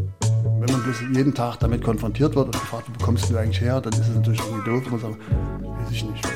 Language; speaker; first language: German; native; German